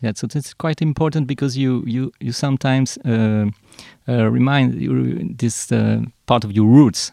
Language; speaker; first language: English; non-native, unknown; French